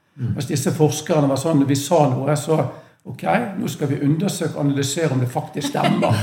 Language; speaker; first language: Norwegian; native; Norwegian